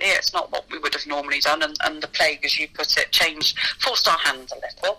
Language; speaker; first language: English; native; English